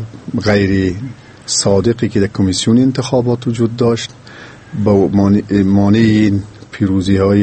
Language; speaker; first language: Persian; native; Persian